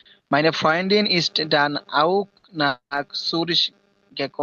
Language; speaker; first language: German; non-native, learner; Bangla